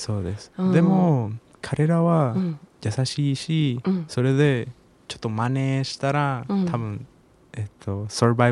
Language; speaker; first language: Japanese; non-native, learner; Spanish